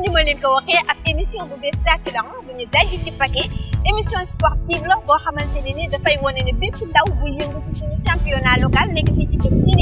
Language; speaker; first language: French; non-native, local second language; Wolof